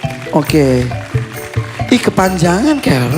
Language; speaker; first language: Indonesian; native; Indonesian